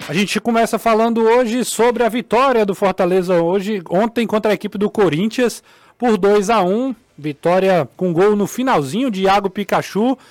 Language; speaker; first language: Portuguese; native; Portuguese